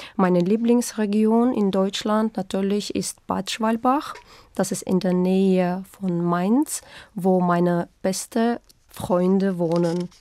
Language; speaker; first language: German; non-native, fluent; Uzbek